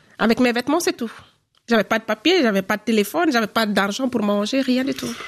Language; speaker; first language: French; non-native, local second language; Fula